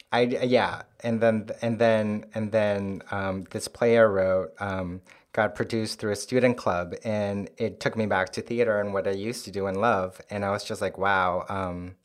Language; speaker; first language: English; non-native, fluent; Korean